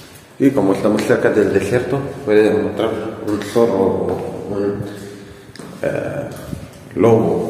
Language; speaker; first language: Spanish; non-native, fluent; Arabic